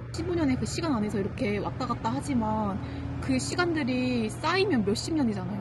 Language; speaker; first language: Korean; native; Korean